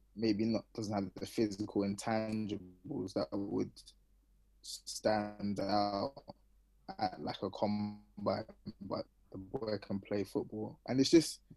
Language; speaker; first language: English; native; English